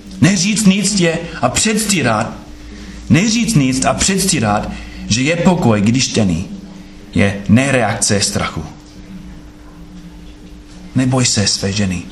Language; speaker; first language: Czech; non-native, fluent; English